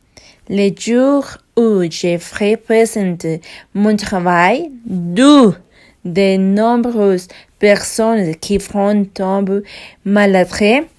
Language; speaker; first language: French; non-native, learner; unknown